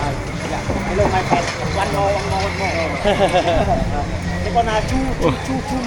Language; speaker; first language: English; non-native, learner; Vietnamese